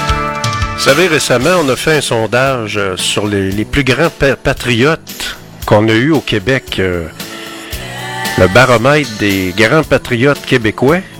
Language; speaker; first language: French; native; French